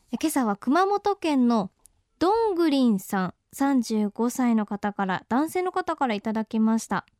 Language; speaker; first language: Japanese; native; Japanese